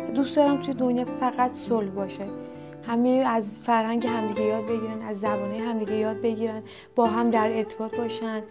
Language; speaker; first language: Persian; non-native, fluent; Turkish